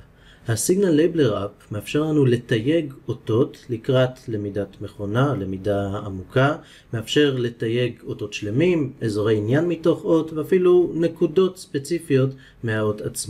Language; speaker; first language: Hebrew; native; Hebrew